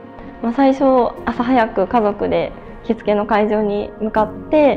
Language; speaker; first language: Japanese; native; Japanese